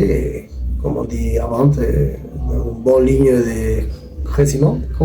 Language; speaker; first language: French; non-native, learner; Spanish